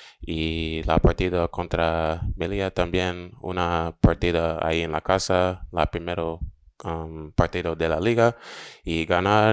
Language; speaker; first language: Spanish; non-native, learner; English